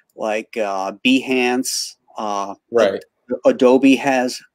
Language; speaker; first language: English; native; English